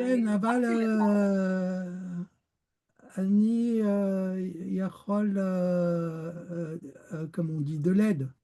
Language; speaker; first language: Hebrew; non-native, learner; French